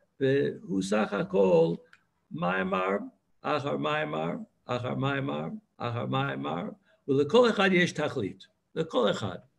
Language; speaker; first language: Hebrew; non-native, fluent; English